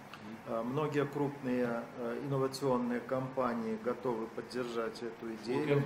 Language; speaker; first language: Russian; native; Russian